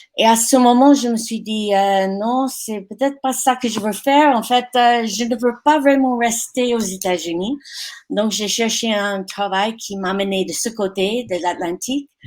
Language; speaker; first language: French; non-native, fluent; English